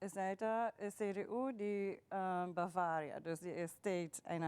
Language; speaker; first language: Dutch; non-native, local second language; Papiamento